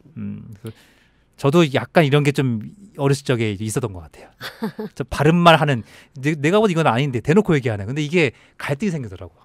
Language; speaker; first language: Korean; native; Korean